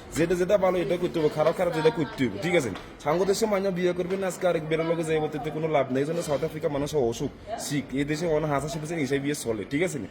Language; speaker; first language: Bangla; non-native, learner; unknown